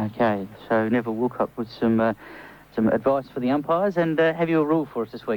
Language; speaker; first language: English; native; English